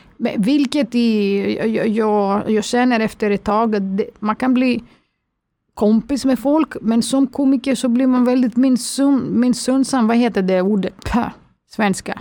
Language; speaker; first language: Swedish; non-native, fluent; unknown